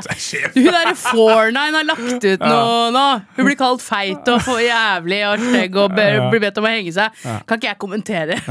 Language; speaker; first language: Norwegian; native; Norwegian